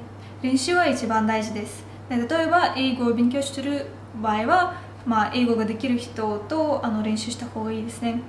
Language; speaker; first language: Japanese; non-native, fluent; Russian